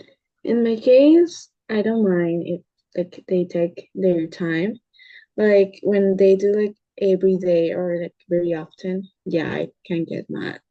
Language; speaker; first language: English; early bilingual, other home language; Spanish